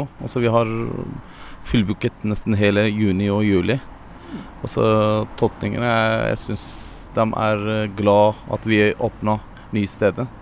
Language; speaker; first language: Norwegian; non-native, learner; Turkish